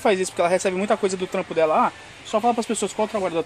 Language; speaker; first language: Portuguese; native; Portuguese